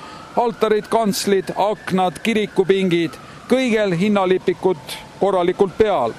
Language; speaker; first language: Estonian; native; Estonian